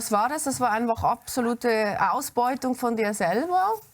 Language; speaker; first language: German; native; German